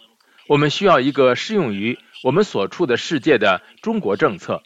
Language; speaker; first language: Chinese; native; Chinese